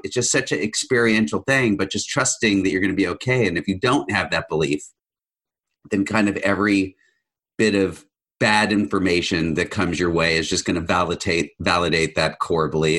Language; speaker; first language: English; native; English